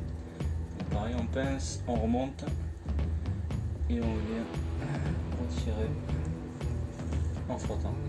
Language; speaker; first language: French; native; French